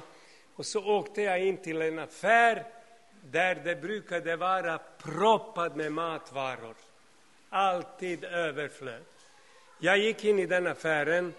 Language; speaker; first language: Swedish; non-native, fluent; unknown